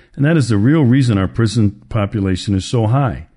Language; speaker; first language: English; native; English